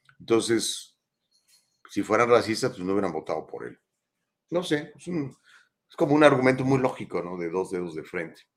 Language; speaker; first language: Spanish; native; Spanish